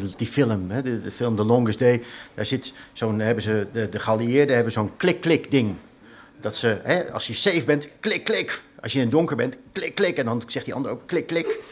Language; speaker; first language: Dutch; native; Dutch